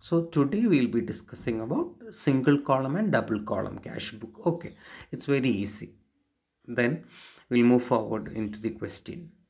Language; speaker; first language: English; non-native, local second language; Malayalam